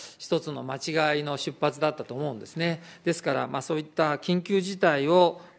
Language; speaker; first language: Japanese; native; Japanese